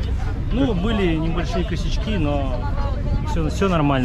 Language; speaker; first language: Russian; native; Russian